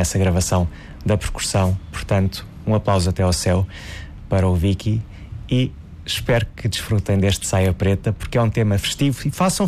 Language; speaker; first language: Portuguese; native; Portuguese